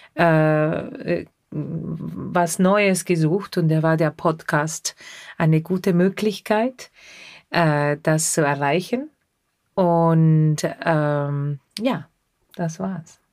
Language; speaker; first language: German; non-native, fluent; Spanish